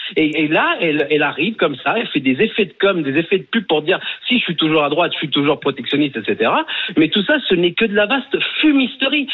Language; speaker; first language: French; early bilingual, other home language; Italian